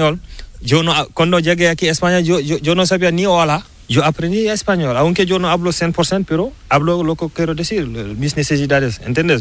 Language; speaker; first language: Spanish; non-native, learner; Fula